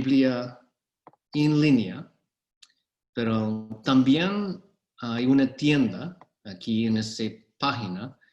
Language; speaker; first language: Spanish; non-native, fluent; English